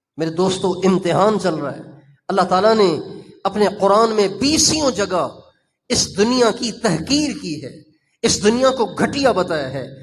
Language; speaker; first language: Urdu; non-native, local second language; Sindhi